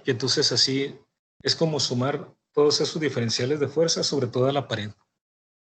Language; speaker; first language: Spanish; native; Spanish